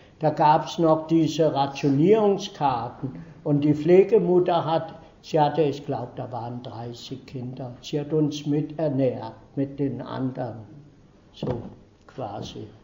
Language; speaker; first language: German; early bilingual, heritage; German